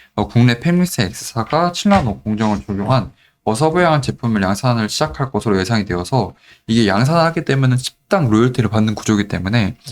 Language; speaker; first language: Korean; native; Korean